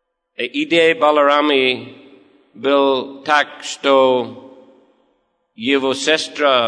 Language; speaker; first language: Russian; non-native, fluent; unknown